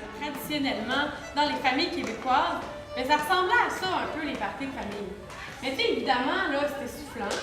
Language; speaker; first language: French; native; French